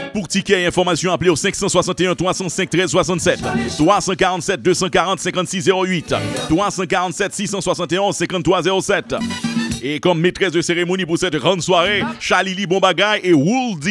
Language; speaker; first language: French; non-native, local second language; Haitian Creole